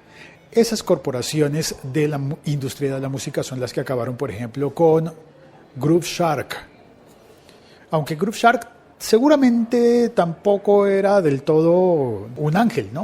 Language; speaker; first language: Spanish; native; Spanish